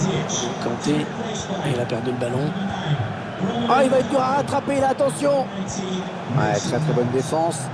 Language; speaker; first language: French; native; French